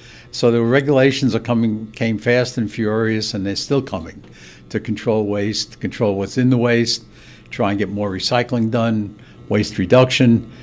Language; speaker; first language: English; native; English